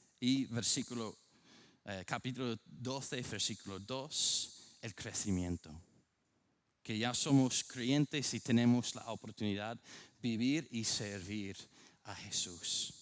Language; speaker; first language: Spanish; non-native, fluent; English